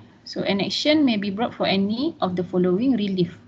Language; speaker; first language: English; non-native, local second language; Malay